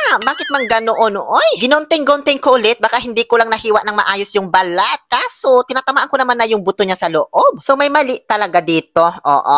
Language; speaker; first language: Filipino; non-native, local second language; Pangasinan